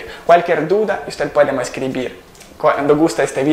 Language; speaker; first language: Spanish; non-native, learner; Ukrainian